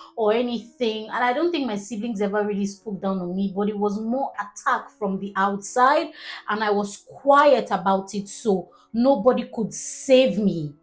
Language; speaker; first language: English; non-native, local second language; Igbo